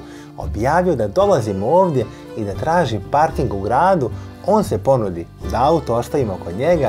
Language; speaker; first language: Croatian; native; Croatian